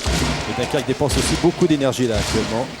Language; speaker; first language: French; native; French